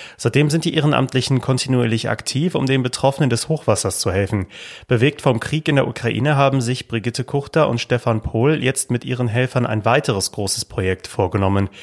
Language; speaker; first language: German; native; German